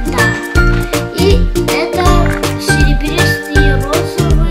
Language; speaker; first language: Russian; early bilingual, heritage; Russian